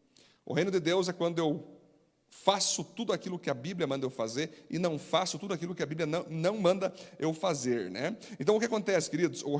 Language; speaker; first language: Portuguese; native; Portuguese